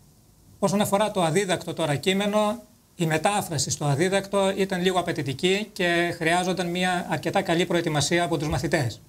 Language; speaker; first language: Greek; native; Greek